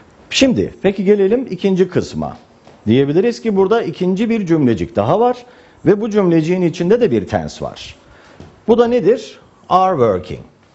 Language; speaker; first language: Turkish; native; Turkish